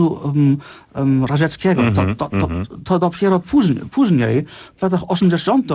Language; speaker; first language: Polish; non-native, fluent; German